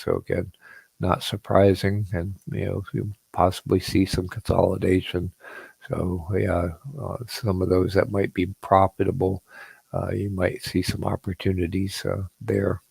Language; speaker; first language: English; native; English